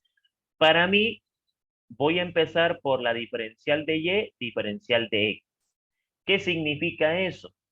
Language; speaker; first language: Spanish; native; Spanish